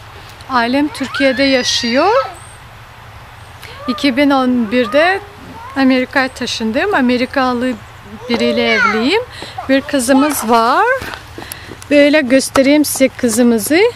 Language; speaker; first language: Turkish; early bilingual, heritage; Russian